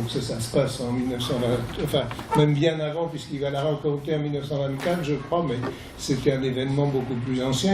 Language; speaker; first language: French; native; French